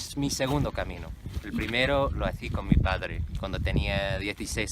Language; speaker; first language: Spanish; non-native, fluent; English